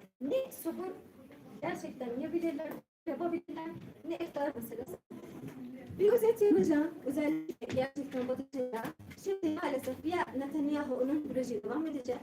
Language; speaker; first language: Turkish; non-native, learner; Arabic